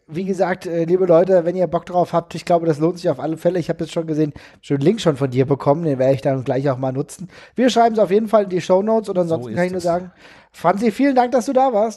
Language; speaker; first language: German; native; German